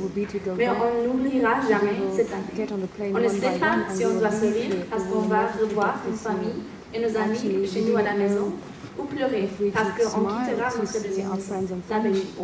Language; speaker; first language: French; non-native, fluent; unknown